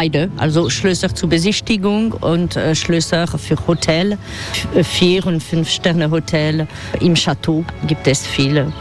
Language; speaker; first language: German; non-native, fluent; French